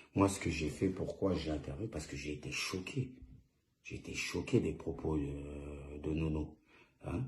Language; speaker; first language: French; early bilingual, other home language; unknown